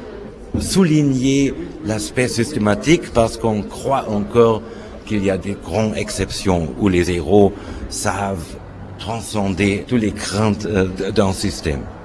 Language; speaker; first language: French; non-native, fluent; German